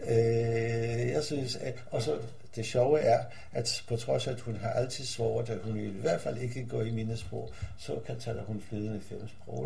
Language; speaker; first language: Danish; non-native, fluent; Polish